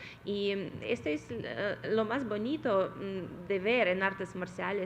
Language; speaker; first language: Spanish; non-native, fluent; Russian